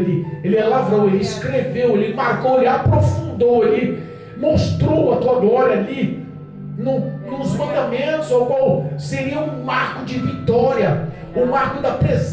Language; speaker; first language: Portuguese; native; Portuguese